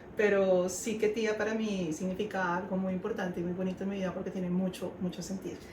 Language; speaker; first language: Spanish; native; Spanish